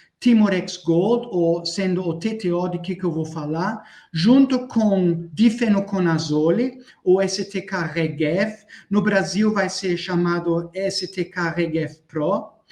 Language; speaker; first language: Portuguese; non-native, fluent; German